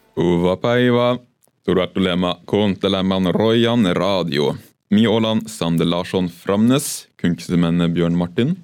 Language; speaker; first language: Finnish; non-native, learner; Norwegian